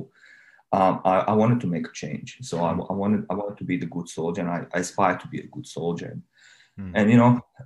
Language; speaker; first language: English; non-native, fluent; Bosnian